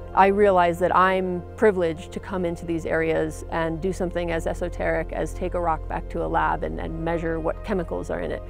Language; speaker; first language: English; native; English